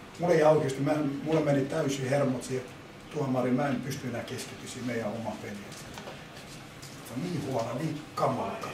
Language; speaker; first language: Finnish; non-native, fluent; Albanian